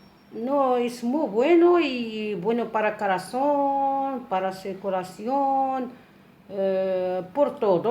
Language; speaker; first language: Spanish; non-native, learner; Arabic